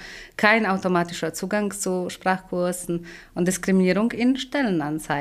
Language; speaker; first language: German; non-native, fluent; Polish